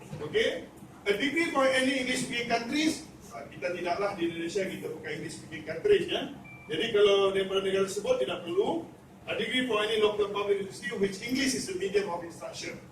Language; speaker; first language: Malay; native; Malay